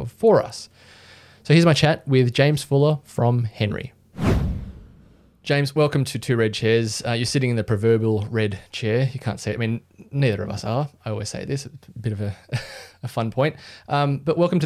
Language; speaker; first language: English; native; English